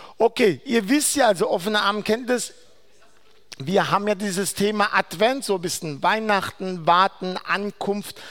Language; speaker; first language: German; non-native, fluent; Aramaic